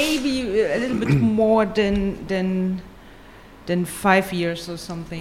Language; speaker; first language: English; non-native, fluent; German